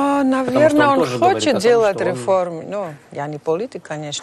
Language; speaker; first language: Russian; non-native, fluent; Dutch